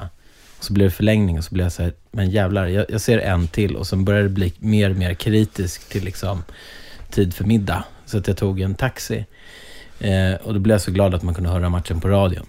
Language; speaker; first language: Swedish; native; Swedish